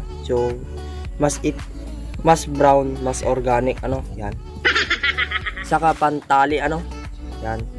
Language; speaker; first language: Filipino; native; Filipino